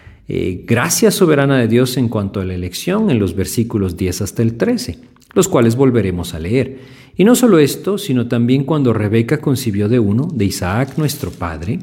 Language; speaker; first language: Spanish; native; Spanish